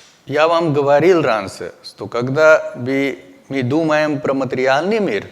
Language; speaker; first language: Russian; non-native, learner; Hindi